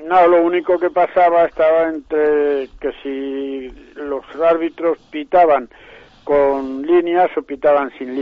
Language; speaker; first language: Spanish; native; Spanish